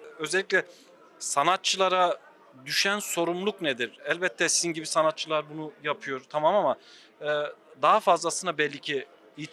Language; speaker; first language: Turkish; native; Turkish